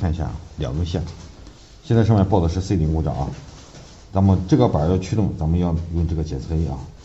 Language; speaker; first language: Chinese; native; Chinese